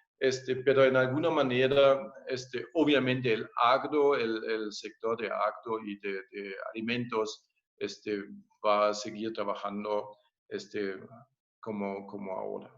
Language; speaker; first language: Spanish; non-native, fluent; German